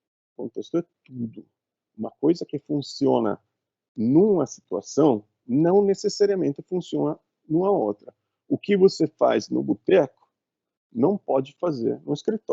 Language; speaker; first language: Portuguese; non-native, fluent; Italian